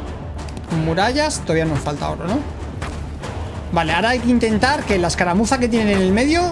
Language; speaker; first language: Spanish; native; Spanish